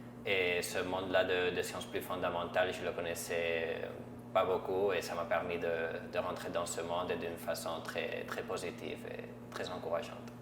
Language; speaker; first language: French; non-native, fluent; Catalan